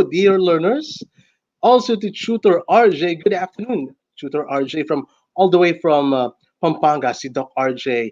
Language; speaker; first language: English; non-native, local second language; Filipino